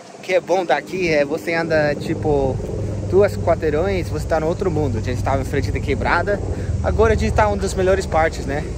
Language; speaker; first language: Portuguese; non-native, fluent; English